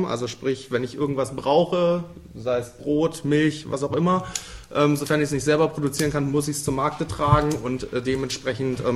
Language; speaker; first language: German; native; German